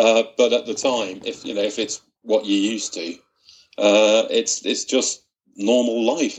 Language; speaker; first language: English; native; English